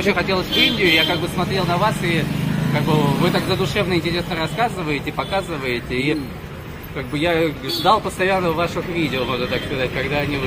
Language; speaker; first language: Russian; native; Russian